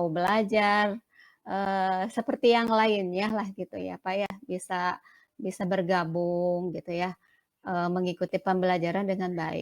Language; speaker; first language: Indonesian; non-native, local second language; Sundanese